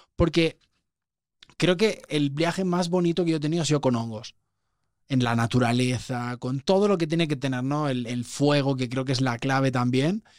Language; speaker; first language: Spanish; native; Spanish